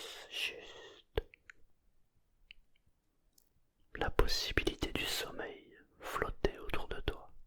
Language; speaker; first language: French; native; French